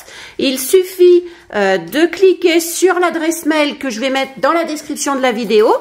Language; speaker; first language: French; native; French